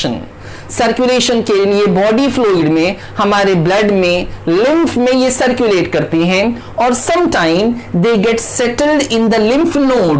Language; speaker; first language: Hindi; native; Hindi